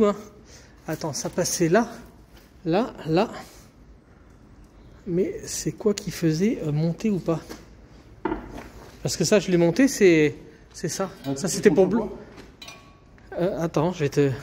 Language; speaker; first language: French; native; French